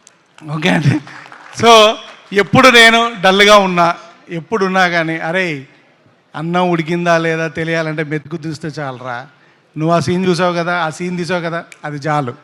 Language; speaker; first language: Telugu; native; Telugu